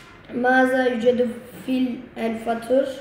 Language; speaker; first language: Arabic; non-native, learner; Turkish